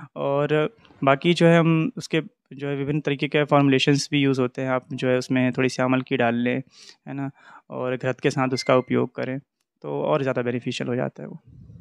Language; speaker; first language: Hindi; native; Hindi